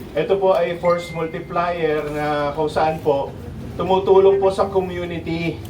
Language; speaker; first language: Filipino; native; Filipino